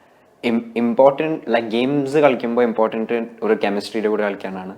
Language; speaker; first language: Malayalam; early bilingual, heritage; Malayalam